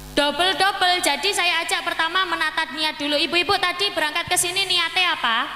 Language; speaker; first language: Indonesian; non-native, local second language; Javanese